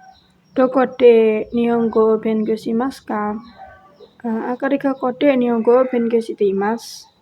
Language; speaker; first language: Japanese; non-native, learner; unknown